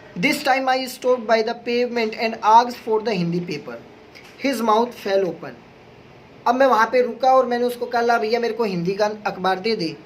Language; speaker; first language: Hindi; native; Hindi